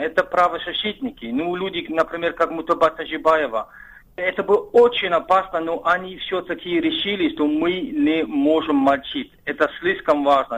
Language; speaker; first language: Russian; non-native, fluent; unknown